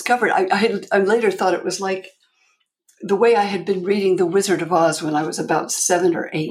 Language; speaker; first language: English; native; English